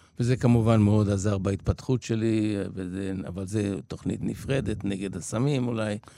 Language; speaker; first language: Hebrew; early bilingual, other home language; Polish